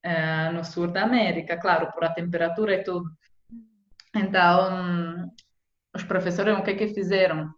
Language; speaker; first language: Portuguese; non-native, fluent; Italian